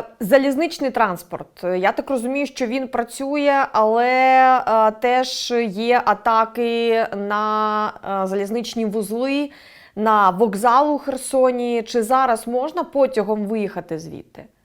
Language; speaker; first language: Ukrainian; native; Ukrainian